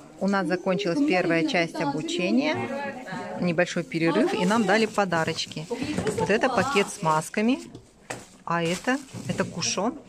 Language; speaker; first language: Russian; native; Russian